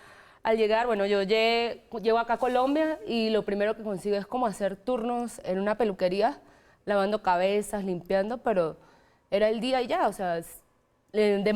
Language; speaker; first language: Spanish; native; Spanish